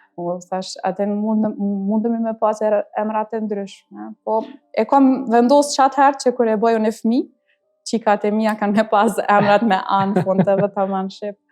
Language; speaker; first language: Albanian; early bilingual, heritage; Albanian